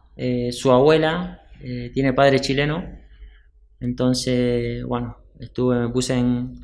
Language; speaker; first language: Spanish; native; Spanish